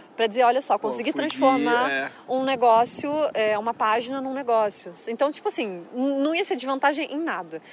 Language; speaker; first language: Portuguese; native; Portuguese